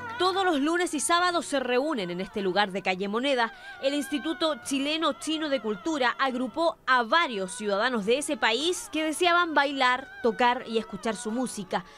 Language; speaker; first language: Spanish; native; Spanish